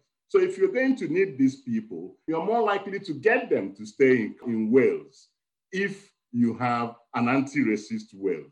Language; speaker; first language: English; non-native, local second language; Igbo